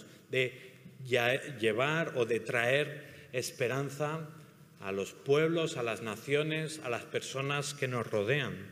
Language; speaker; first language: Spanish; native; Spanish